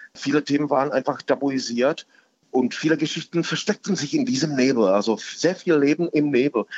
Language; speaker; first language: German; non-native, fluent; Czech